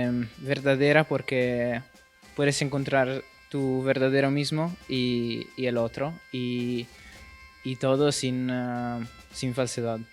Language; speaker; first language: Spanish; non-native, fluent; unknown